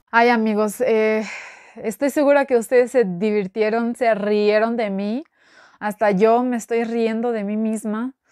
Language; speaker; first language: Spanish; non-native, fluent; Albanian